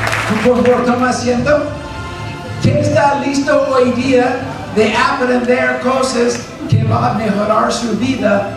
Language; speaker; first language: Spanish; non-native, fluent; English